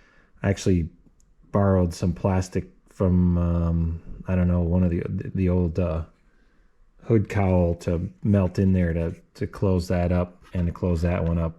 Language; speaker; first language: English; native; English